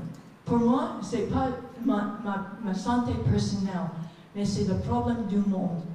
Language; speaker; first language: French; non-native, fluent; English